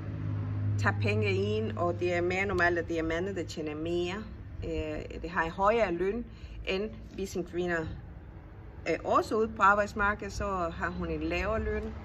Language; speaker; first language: Danish; non-native, fluent; Spanish